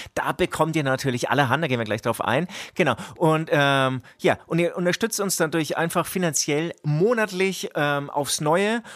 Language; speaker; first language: German; native; German